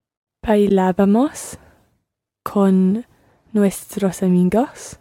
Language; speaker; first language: Spanish; non-native, learner; English